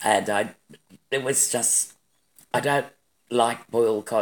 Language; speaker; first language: English; native; English